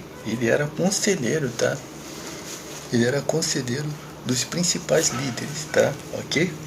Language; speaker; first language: Portuguese; native; Portuguese